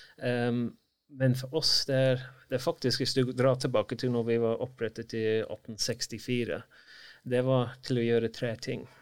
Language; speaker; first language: Norwegian; non-native, fluent; English